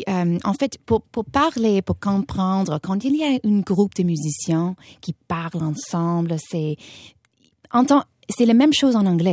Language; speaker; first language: French; non-native, fluent; English